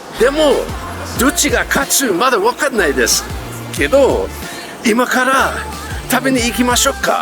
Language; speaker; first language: Japanese; non-native, fluent; English